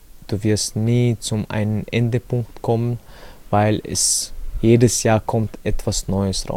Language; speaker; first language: German; early bilingual, other home language; Chechen